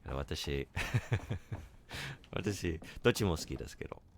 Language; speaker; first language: Japanese; non-native, learner; English